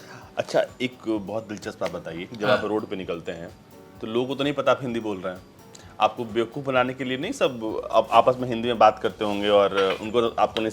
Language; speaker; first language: Hindi; native; Hindi